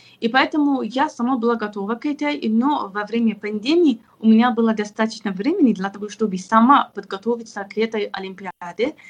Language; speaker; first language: Russian; non-native, fluent; Persian